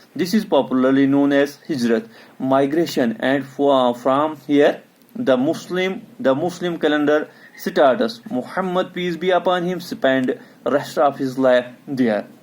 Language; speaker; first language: English; non-native, local second language; Urdu